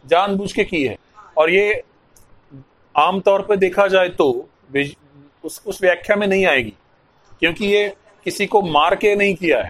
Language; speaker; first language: Hindi; non-native, local second language; Marathi